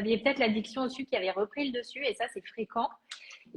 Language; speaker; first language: French; native; French